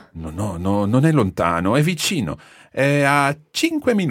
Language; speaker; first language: Italian; non-native, fluent; English